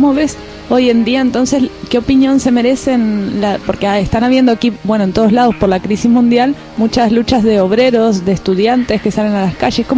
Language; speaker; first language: Spanish; native; Spanish